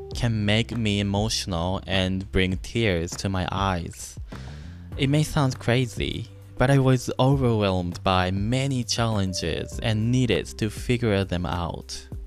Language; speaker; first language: English; non-native, fluent; Japanese